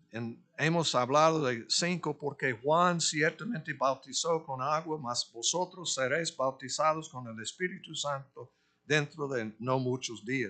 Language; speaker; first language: Spanish; non-native, fluent; English